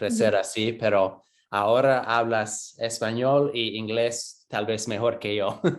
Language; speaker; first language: Spanish; non-native, fluent; English